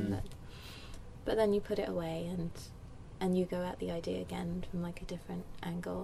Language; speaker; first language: English; native; English